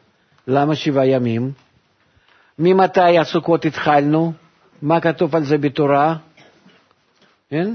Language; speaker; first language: Hebrew; non-native, fluent; Russian